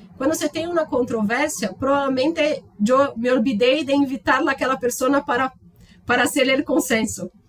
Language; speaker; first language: Spanish; non-native, learner; Portuguese